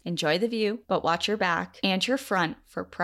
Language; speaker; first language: English; native; English